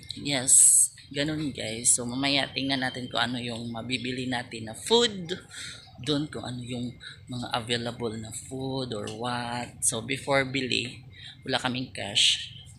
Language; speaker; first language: Filipino; non-native, local second language; Cebuano